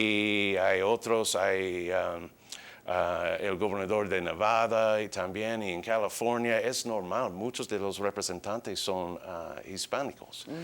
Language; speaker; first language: Spanish; early bilingual, heritage; English